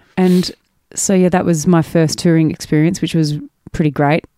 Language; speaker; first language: English; native; English